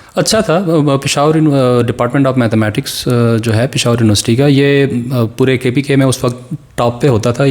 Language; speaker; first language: Urdu; non-native, local second language; Pashto